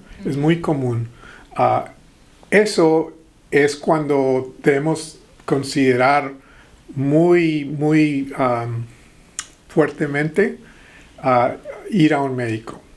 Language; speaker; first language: Spanish; early bilingual, heritage; Spanish